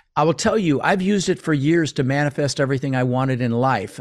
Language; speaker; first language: English; early bilingual, other home language; Dutch